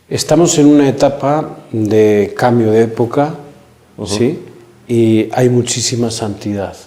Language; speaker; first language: Spanish; native; Spanish